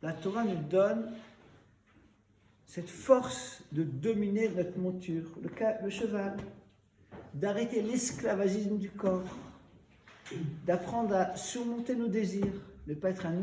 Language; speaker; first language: French; native; French